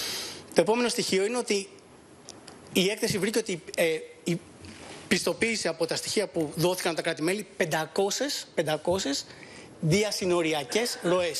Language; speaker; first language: Greek; native; Greek